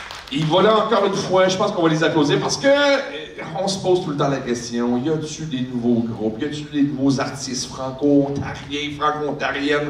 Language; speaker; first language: French; native; French